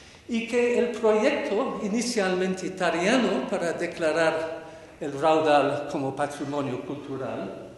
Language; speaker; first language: Spanish; non-native, fluent; English